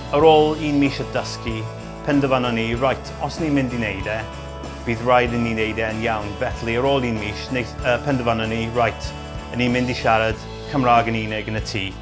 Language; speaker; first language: Welsh; non-native, local second language; English